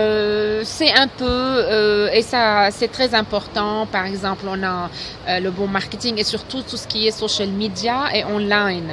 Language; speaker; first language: French; non-native, local second language; Arabic